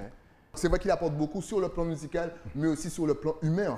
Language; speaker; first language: French; native; French